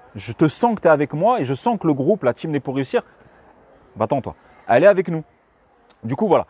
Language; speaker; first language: French; native; French